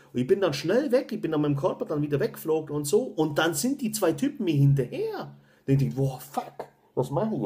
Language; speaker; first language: German; native; German